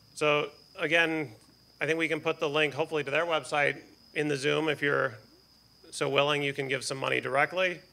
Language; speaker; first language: English; native; English